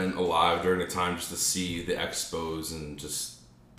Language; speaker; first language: English; native; English